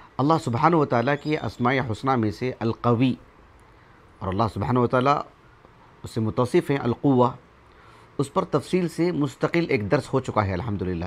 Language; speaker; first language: Urdu; native; Urdu